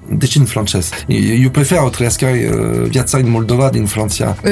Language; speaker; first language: Romanian; non-native, learner; French